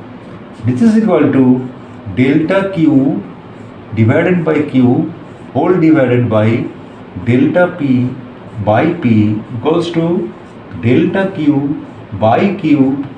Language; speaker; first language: English; non-native, local second language; Bangla